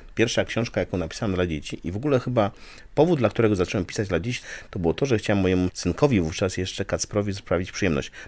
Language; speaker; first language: Polish; native; Polish